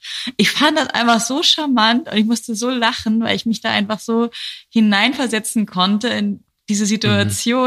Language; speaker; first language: German; native; German